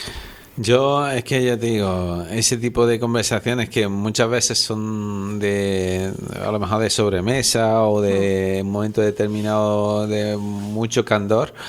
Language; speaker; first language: Spanish; native; Spanish